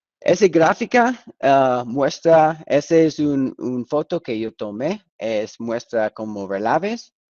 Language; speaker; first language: Spanish; non-native, fluent; English